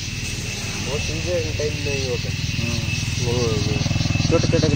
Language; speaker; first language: Hindi; non-native, local second language; Kannada